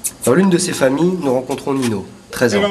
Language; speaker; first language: French; native; French